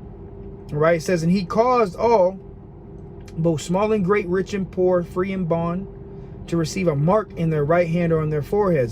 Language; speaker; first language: English; native; English